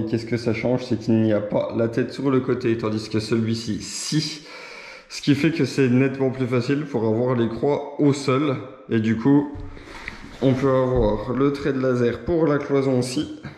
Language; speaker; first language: French; native; French